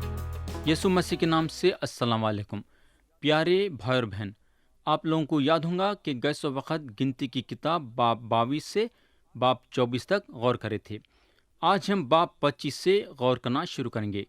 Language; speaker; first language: Urdu; native; Urdu